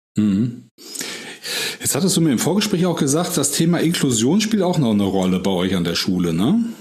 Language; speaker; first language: German; native; German